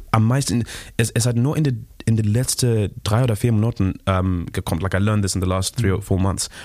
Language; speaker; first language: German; non-native, learner; Shona